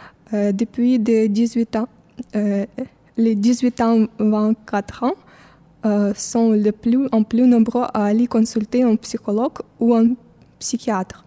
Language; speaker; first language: French; non-native, fluent; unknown